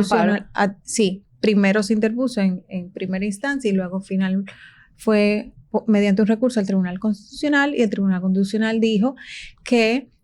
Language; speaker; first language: Spanish; native; Spanish